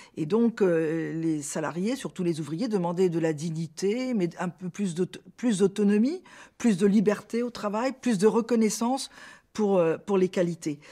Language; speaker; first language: French; native; French